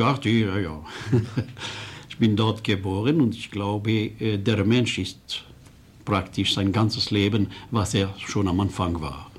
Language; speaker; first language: German; non-native, local second language; French